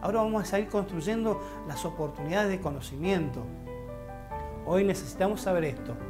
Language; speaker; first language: Spanish; native; Spanish